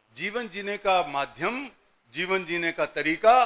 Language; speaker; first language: Hindi; native; Hindi